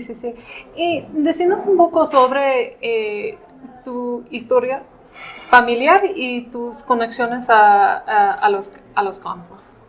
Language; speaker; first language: Spanish; non-native, fluent; English